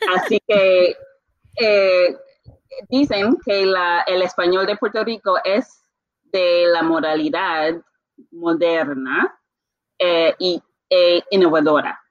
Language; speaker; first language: Spanish; non-native, fluent; English